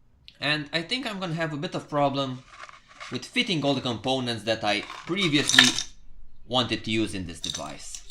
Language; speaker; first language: English; non-native, fluent; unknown